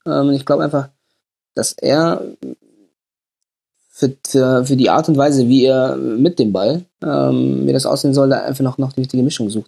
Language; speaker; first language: German; native; German